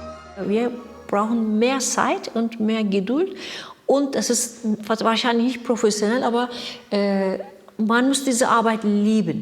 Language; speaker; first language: German; non-native, learner; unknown